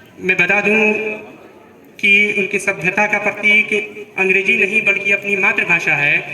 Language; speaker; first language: Hindi; native; Hindi